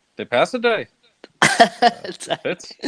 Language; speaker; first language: Danish; non-native, learner; English